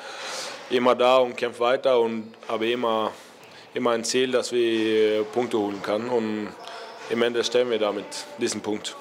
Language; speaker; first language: German; non-native, learner; Norwegian